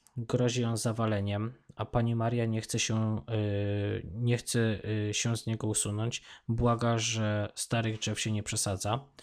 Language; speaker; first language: Polish; native; Polish